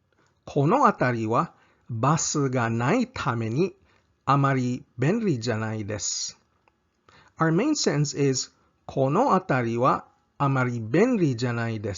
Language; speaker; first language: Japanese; non-native, fluent; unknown